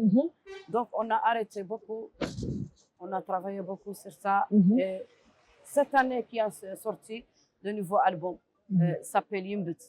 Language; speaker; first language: French; non-native, learner; Arabic